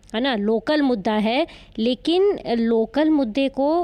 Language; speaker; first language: Hindi; native; Hindi